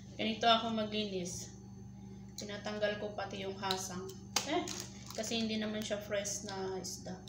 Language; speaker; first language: Filipino; non-native, local second language; Iloko